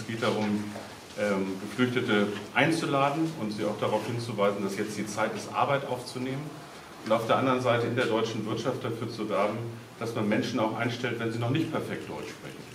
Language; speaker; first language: German; native; German